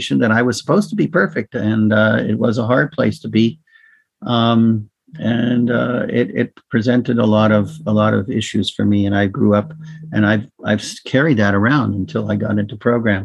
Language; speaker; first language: English; native; English